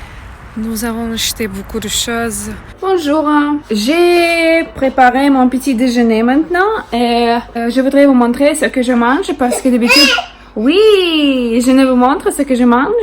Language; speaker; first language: French; non-native, learner; Russian